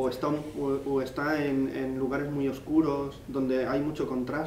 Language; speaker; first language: Spanish; native; Spanish